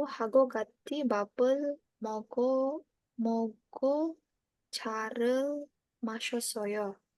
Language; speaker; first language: Korean; non-native, learner; Indonesian